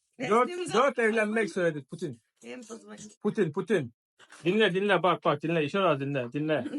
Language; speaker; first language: Turkish; non-native, learner; Russian